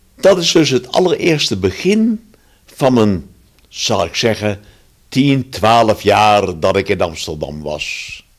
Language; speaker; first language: Dutch; early bilingual, other home language; German